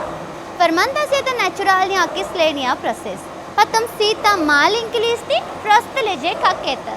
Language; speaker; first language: Russian; non-native, learner; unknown